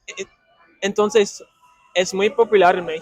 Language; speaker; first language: Spanish; non-native, learner; English